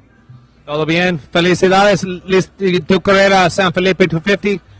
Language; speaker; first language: Spanish; non-native, learner; English